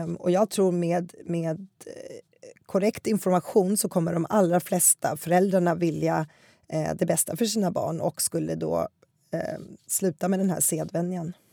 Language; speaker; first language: Swedish; native; Swedish